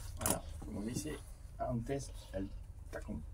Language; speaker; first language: Spanish; non-native, learner; French